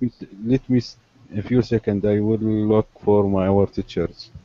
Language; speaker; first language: English; non-native, learner; Arabic